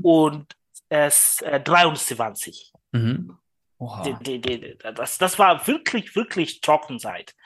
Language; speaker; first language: German; non-native, learner; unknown